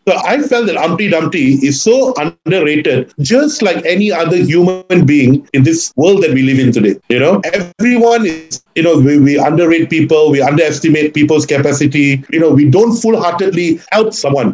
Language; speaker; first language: English; non-native, local second language; Tamil